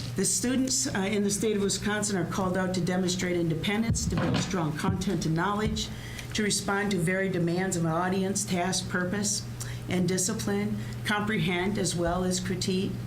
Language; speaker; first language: English; native; English